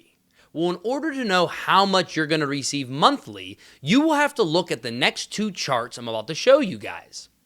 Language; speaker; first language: English; native; English